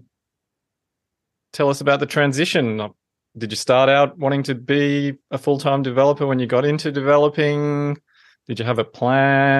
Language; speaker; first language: English; native; English